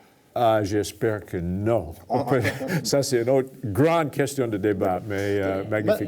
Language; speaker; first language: French; non-native, fluent; English